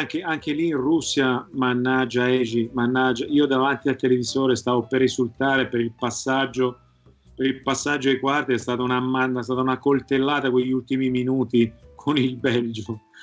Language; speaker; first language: Italian; native; Italian